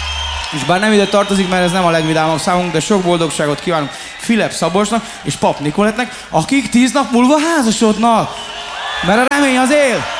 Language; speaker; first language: Hungarian; native; Hungarian